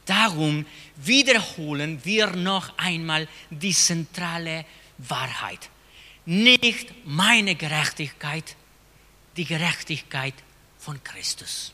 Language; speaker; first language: German; non-native, fluent; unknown